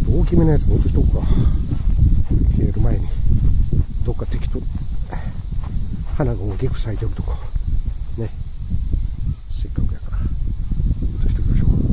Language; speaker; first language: Japanese; native; Japanese